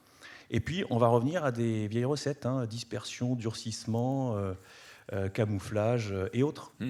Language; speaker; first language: French; native; French